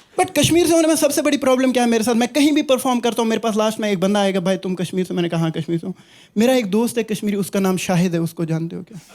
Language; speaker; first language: Hindi; non-native, local second language; Kashmiri